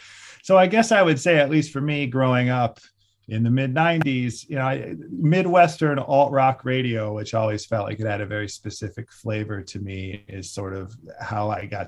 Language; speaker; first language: English; native; English